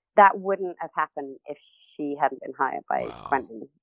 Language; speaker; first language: English; native; English